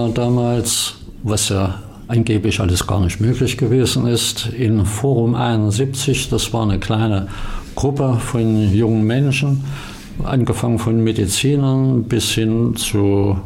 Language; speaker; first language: German; native; German